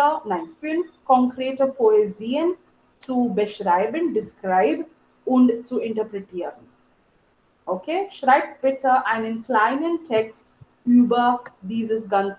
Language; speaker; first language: German; non-native, fluent; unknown